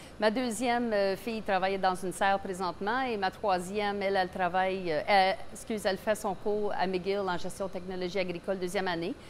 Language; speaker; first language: French; non-native, local second language; English